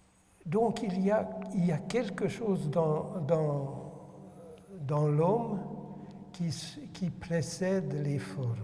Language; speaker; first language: French; non-native, fluent; Hungarian